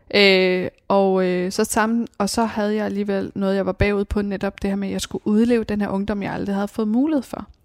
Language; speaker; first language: Danish; early bilingual, other home language; Persian